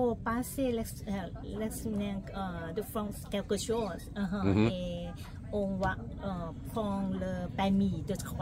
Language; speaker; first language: French; non-native, fluent; Thai